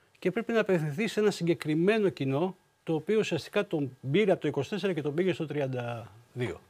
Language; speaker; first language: Greek; native; Greek